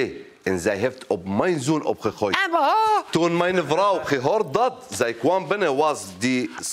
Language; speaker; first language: Dutch; non-native, learner; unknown